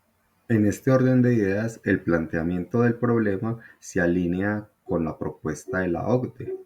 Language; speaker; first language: Spanish; native; Spanish